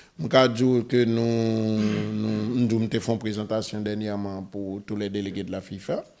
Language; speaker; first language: French; non-native, local second language; Haitian Creole